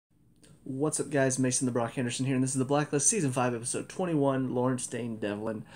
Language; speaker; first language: English; native; English